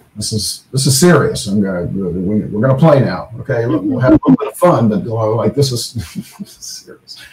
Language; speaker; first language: English; native; English